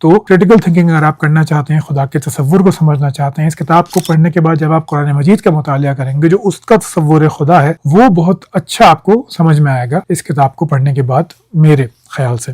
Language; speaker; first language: Urdu; native; Urdu